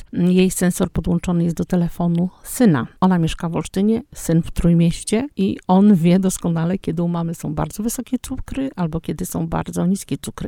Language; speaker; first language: Polish; native; Polish